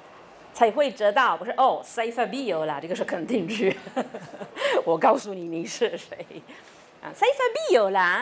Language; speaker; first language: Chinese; non-native, fluent; Italian